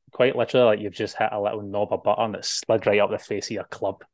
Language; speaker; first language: English; native; English